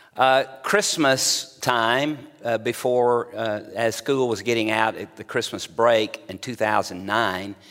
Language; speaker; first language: English; native; English